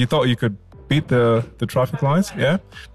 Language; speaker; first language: English; native; English